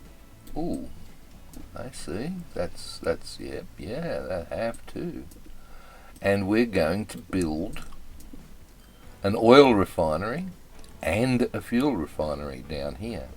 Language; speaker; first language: English; native; English